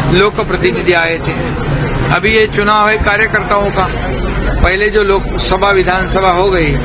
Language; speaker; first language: Hindi; non-native, local second language; Marathi